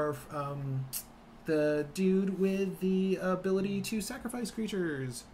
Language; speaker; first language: English; native; English